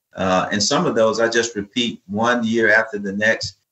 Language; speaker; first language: English; native; English